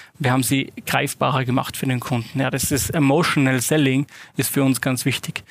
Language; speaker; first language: German; native; German